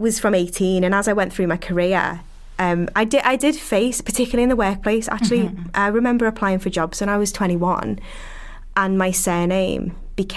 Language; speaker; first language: English; native; English